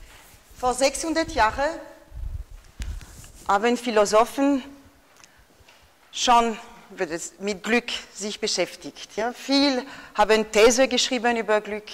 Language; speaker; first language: German; non-native, fluent; French